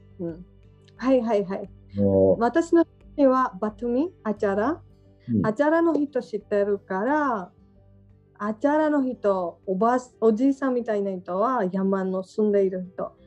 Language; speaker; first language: Japanese; non-native, learner; Georgian